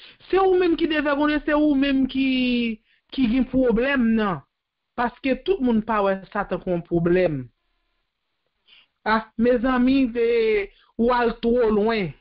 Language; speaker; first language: French; native; French